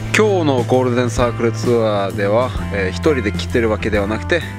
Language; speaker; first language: Japanese; non-native, fluent; Icelandic